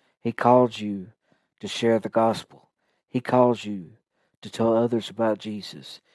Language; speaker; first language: English; native; English